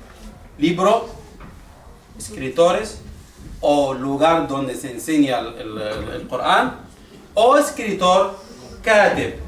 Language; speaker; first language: Spanish; non-native, fluent; Arabic